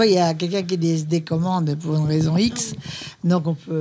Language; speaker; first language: French; native; French